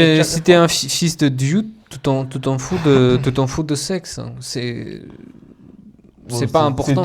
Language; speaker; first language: French; non-native, fluent; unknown